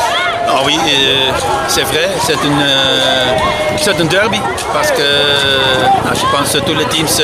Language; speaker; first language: French; non-native, learner; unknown